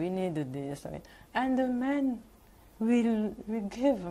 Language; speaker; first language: English; non-native, learner; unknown